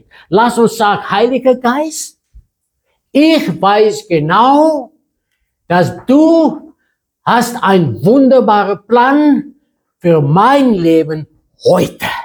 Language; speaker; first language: German; non-native, fluent; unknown